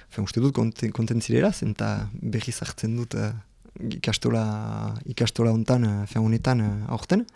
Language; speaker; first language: Basque; non-native, local second language; French